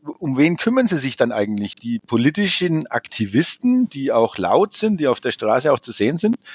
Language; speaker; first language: German; native; German